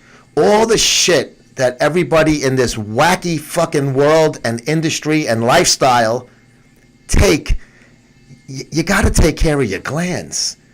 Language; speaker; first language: English; native; English